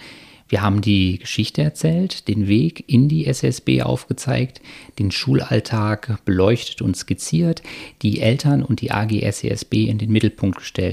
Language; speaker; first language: German; native; German